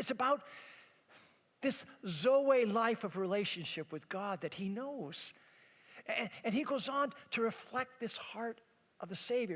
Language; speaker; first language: English; native; English